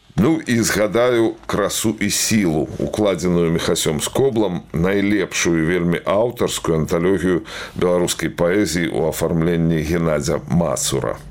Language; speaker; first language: Belarusian; native; Belarusian